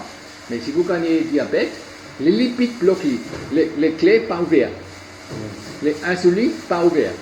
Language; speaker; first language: French; non-native, learner; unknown